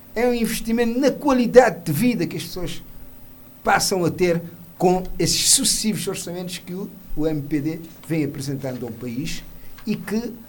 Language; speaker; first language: Portuguese; non-native, local second language; Kabuverdianu